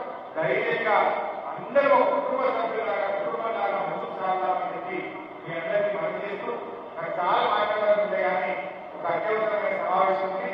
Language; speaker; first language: Telugu; native; Telugu